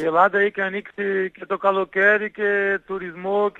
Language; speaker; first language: Greek; non-native, learner; Portuguese